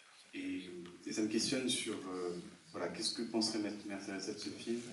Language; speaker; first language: French; native; French